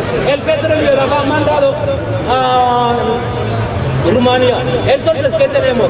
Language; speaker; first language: Spanish; non-native, fluent; Wolof